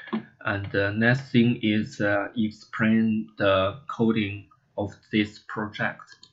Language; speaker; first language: English; non-native, learner; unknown